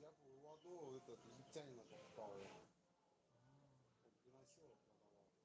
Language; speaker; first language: Russian; native; Russian